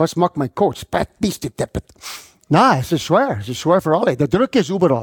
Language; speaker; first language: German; non-native, fluent; English